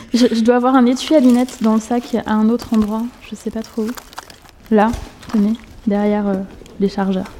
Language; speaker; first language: French; native; French